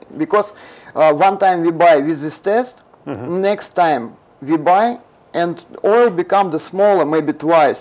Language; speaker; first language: English; non-native, learner; Russian